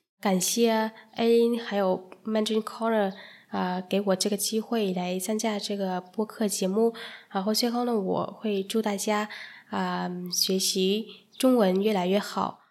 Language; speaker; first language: Chinese; non-native, fluent; Vietnamese